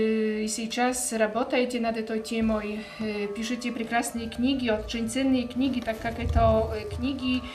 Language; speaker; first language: Russian; non-native, fluent; Polish